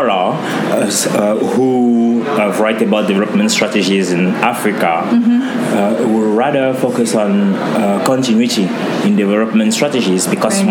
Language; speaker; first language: English; non-native, local second language; French